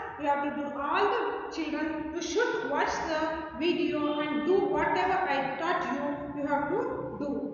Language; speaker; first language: English; non-native, local second language; Kannada